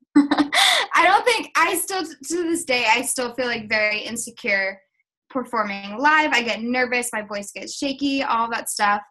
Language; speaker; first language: English; native; English